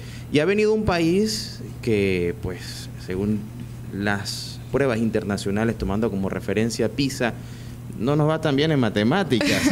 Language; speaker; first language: Spanish; native; Spanish